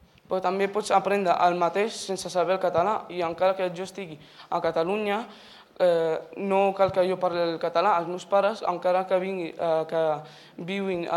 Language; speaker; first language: Catalan; non-native, local second language; Spanish